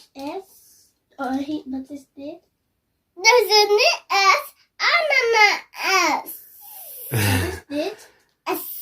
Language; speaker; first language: Dutch; non-native, learner; Tigrinya